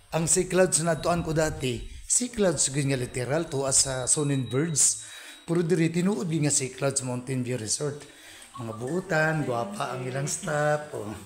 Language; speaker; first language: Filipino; non-native, local second language; Hiligaynon